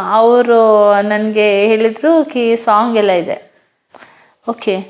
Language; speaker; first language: Kannada; non-native, local second language; Hindi